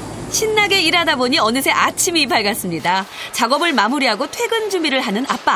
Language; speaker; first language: Korean; native; Korean